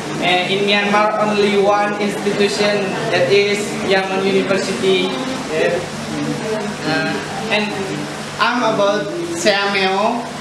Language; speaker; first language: English; non-native, learner; Indonesian